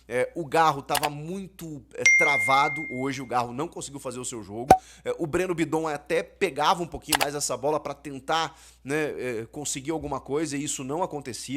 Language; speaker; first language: Portuguese; native; Portuguese